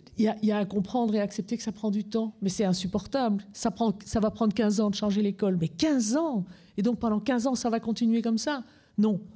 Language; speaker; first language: French; native; French